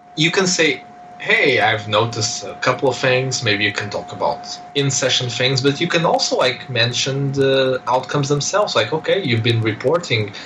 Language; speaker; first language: English; non-native, fluent; Portuguese